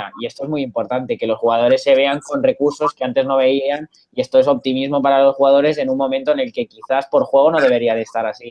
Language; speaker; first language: Spanish; native; Spanish